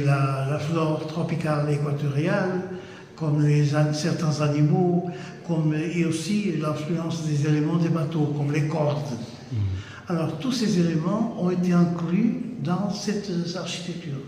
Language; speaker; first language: French; non-native, fluent; Portuguese